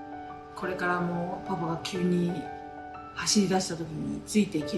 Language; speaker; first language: Japanese; early bilingual, heritage; Japanese